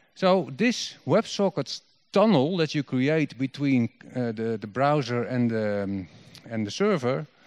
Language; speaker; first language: English; non-native, fluent; Dutch